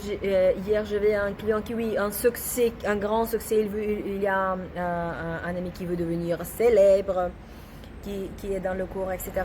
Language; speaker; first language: French; non-native, learner; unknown